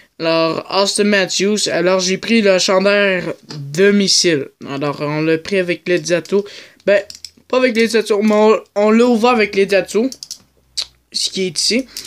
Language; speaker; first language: French; native; French